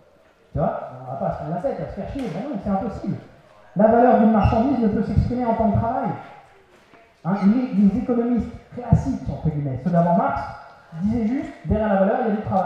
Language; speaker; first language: French; native; French